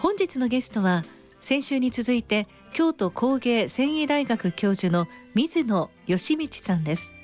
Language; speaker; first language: Japanese; native; Japanese